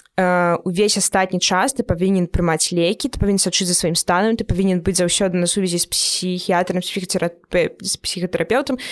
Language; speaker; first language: Belarusian; native; Belarusian